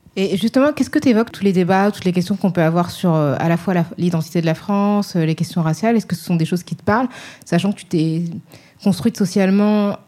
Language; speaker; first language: French; native; French